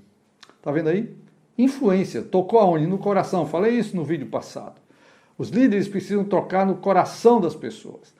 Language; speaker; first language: Portuguese; native; Portuguese